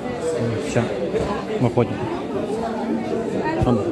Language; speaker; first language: Russian; non-native, local second language; Azerbaijani